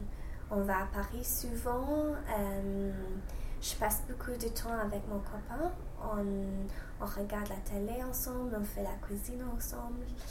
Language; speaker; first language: French; non-native, fluent; English